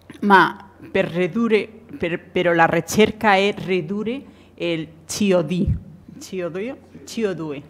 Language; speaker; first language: Italian; non-native, learner; Spanish